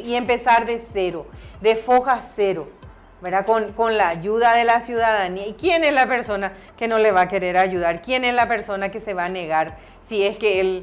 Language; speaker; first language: Spanish; native; Spanish